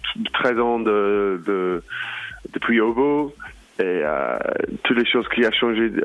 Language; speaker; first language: French; non-native, learner; English